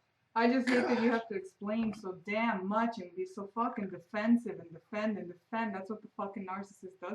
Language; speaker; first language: English; native; English